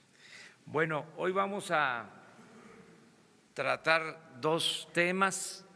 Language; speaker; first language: Spanish; native; Spanish